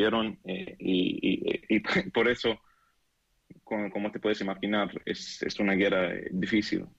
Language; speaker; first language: Spanish; non-native, learner; Hebrew